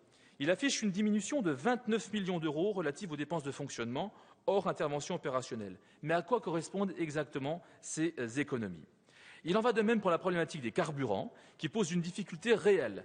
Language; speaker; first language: French; native; French